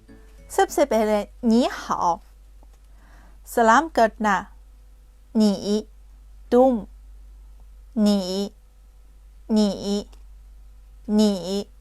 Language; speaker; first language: Hindi; non-native, fluent; Chinese